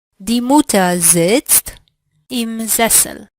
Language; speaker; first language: German; non-native, learner; Polish